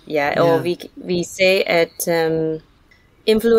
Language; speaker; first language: Danish; non-native, fluent; English